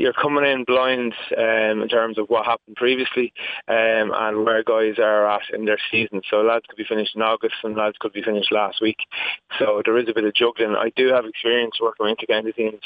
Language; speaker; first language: English; native; English